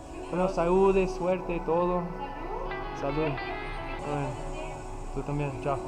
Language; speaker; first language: Spanish; non-native, learner; English